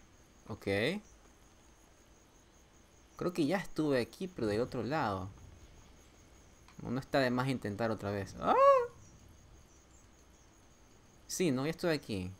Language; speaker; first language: Spanish; native; Spanish